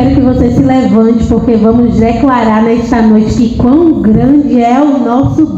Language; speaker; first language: Portuguese; native; Portuguese